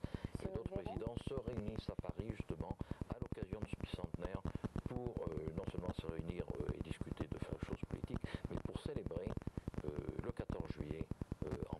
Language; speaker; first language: French; native; French